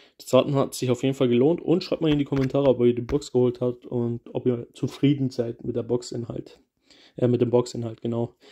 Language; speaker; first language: German; early bilingual, other home language; Kurdish